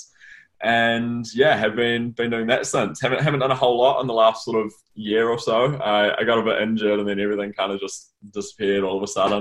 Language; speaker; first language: English; native; English